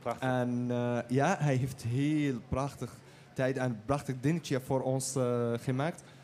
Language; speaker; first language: Dutch; non-native, learner; Arabic